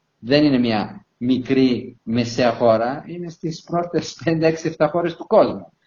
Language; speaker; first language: Greek; non-native, fluent; Italian